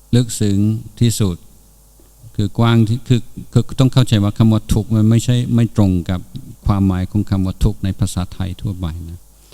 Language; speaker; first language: Thai; non-native, fluent; English